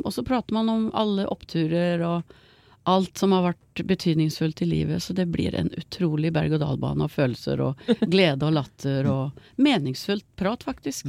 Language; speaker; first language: Norwegian; native; Norwegian